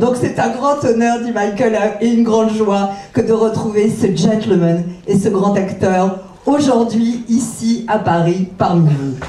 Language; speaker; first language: French; native; French